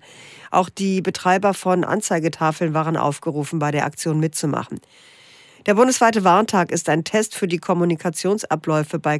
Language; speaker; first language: German; native; German